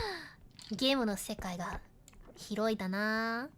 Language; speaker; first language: Japanese; non-native, learner; English